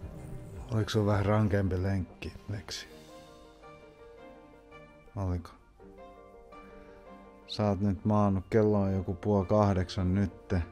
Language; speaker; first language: Finnish; native; Finnish